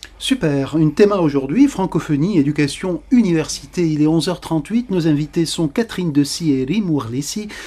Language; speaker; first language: French; non-native, local second language; Arabic